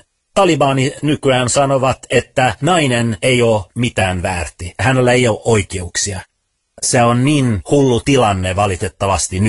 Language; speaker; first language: Finnish; early bilingual, other home language; Persian